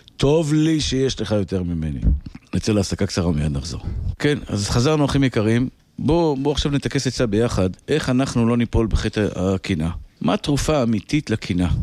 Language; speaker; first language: Hebrew; native; Hebrew